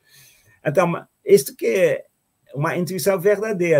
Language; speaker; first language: Portuguese; non-native, fluent; Dutch